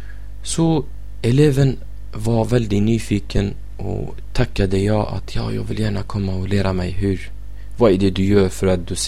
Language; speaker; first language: Swedish; non-native, fluent; Arabic